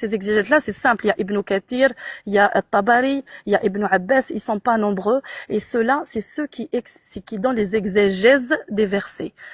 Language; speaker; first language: French; non-native, local second language; Arabic